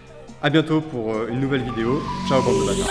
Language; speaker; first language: French; native; French